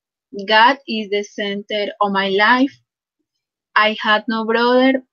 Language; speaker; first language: English; non-native, learner; Spanish